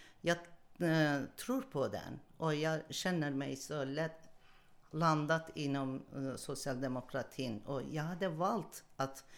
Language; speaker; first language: Swedish; non-native, learner; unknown